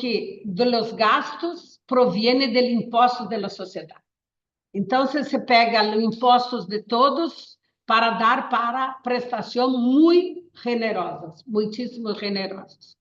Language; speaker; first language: Spanish; non-native, learner; Portuguese